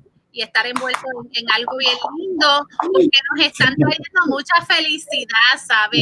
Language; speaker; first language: Spanish; early bilingual, heritage; Spanish